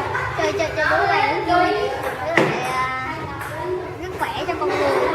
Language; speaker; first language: Vietnamese; native; Vietnamese